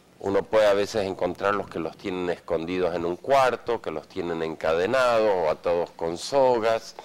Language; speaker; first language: Spanish; non-native, fluent; Swedish